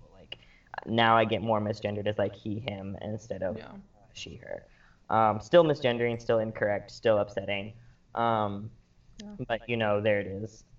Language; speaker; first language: English; early bilingual, other home language; Arabic